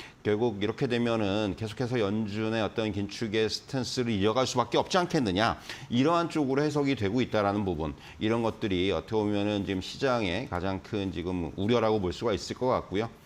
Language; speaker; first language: Korean; native; Korean